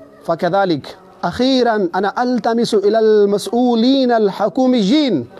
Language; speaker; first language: Arabic; non-native, fluent; Urdu